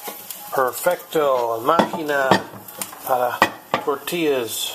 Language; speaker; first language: Spanish; non-native, learner; English